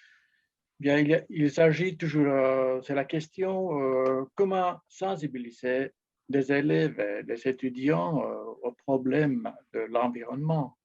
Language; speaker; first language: French; non-native, local second language; Arabic